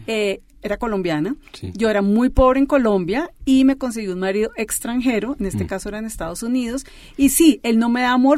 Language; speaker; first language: Spanish; native; Spanish